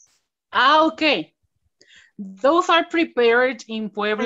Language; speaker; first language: English; non-native, learner; Spanish